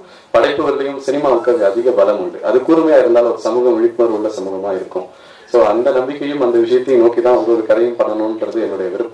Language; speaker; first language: Tamil; native; Tamil